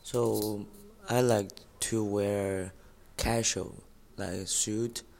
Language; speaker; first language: English; non-native, learner; Chinese